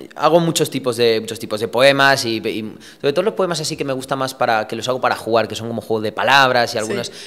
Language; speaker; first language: Spanish; early bilingual, other home language; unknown